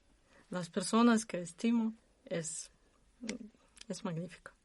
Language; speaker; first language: Catalan; non-native, learner; Russian